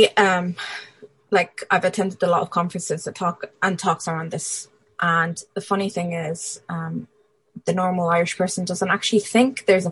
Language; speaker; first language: English; native; English